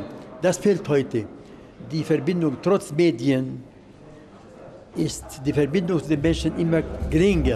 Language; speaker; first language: German; non-native, fluent; Arabic